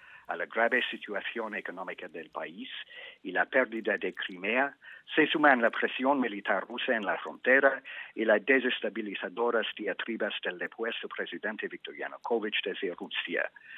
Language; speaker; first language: Spanish; non-native, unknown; English